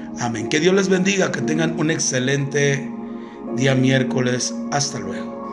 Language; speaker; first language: Spanish; native; Spanish